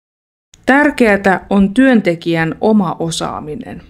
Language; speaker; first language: Finnish; non-native, fluent; Russian